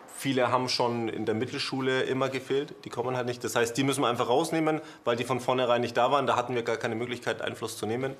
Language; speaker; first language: German; native; German